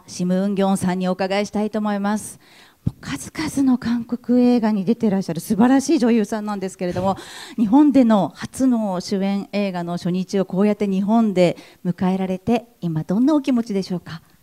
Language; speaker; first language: Japanese; native; Japanese